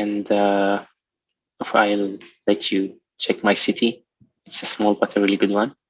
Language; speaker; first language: English; non-native, local second language; Arabic